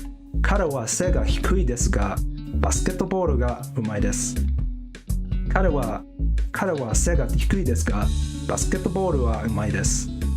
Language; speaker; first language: Japanese; non-native, learner; Cantonese